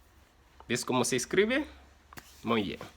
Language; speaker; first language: Spanish; non-native, fluent; Haitian Creole